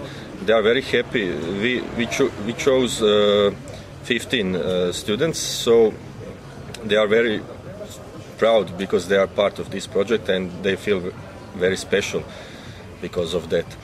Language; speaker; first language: English; non-native, learner; Croatian